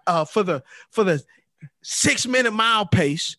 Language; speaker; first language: English; native; English